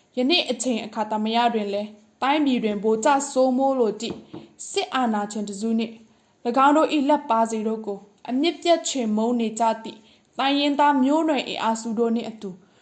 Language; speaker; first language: Burmese; non-native, local second language; Pa'o Karen